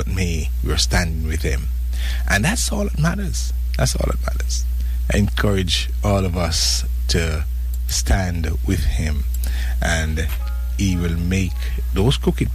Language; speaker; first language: English; non-native, local second language; Jamaican Creole English